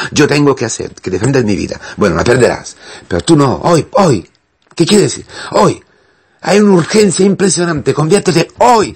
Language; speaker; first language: Spanish; non-native, fluent; Italian